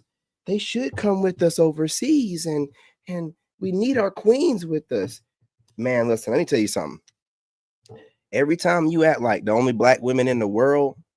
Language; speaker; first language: English; native; English